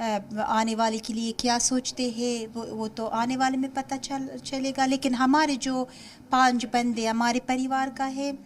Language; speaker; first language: Hindi; non-native, fluent; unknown